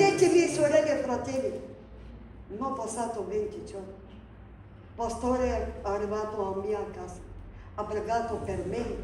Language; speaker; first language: Italian; non-native, learner; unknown